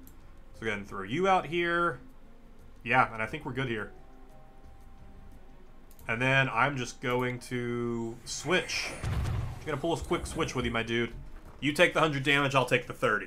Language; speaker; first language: English; native; English